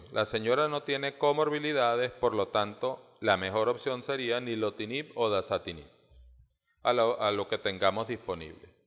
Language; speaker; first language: Spanish; native; Spanish